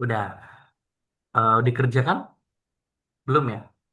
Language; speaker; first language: Indonesian; native; Indonesian